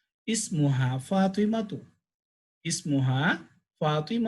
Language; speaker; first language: Arabic; non-native, fluent; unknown